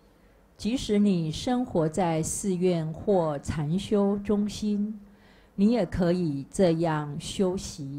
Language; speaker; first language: Chinese; native; Chinese